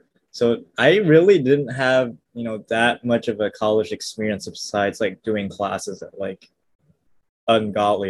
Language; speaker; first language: English; native; English